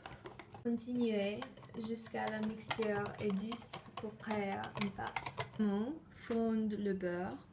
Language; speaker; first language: French; non-native, learner; English